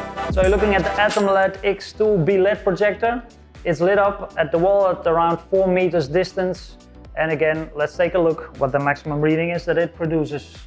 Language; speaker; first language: English; non-native, fluent; Dutch